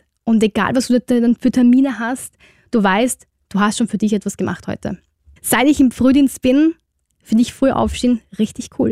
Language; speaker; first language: German; native; German